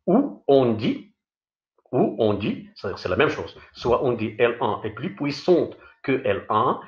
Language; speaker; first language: French; non-native, local second language; Arabic